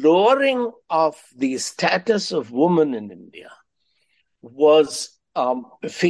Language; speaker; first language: English; non-native, local second language; Hindi